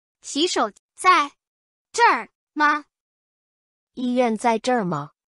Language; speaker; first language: Chinese; non-native, learner; English